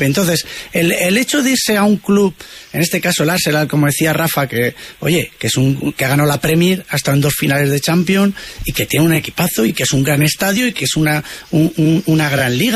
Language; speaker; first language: Spanish; native; Spanish